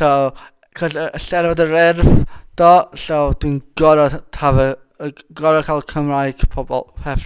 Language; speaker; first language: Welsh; non-native, local second language; English